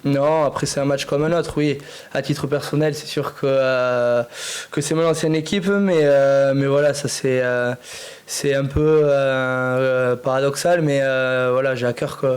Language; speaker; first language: French; native; French